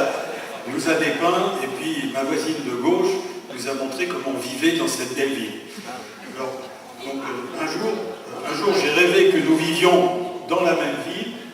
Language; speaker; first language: French; native; French